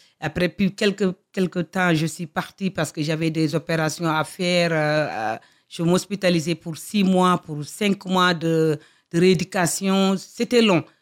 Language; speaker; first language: French; non-native, local second language; Fula